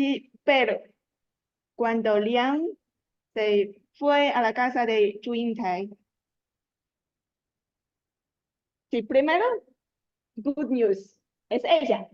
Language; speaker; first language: Spanish; non-native, learner; Chinese